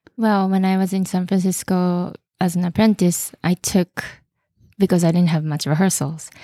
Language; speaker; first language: English; non-native, fluent; Japanese